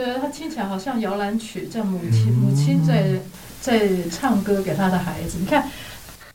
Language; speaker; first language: German; non-native, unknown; Chinese